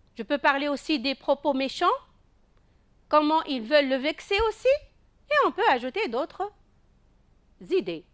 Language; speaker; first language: French; non-native, local second language; Arabic